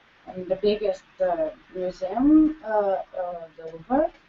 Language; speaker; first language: English; non-native, learner; Bulgarian